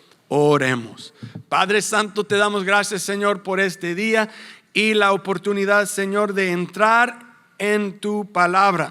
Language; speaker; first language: Spanish; non-native, fluent; English